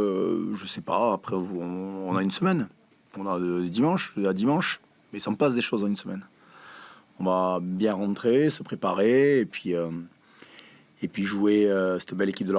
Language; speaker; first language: French; native; French